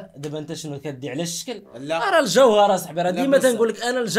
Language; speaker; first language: Arabic; native; Arabic